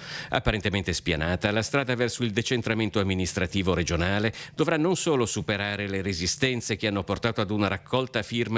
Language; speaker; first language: Italian; native; Italian